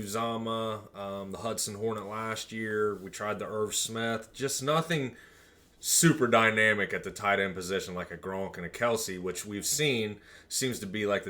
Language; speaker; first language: English; native; English